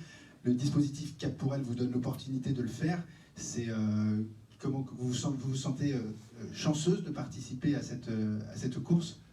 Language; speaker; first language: French; native; French